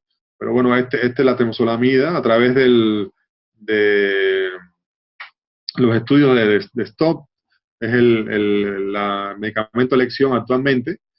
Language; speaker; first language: Spanish; native; Spanish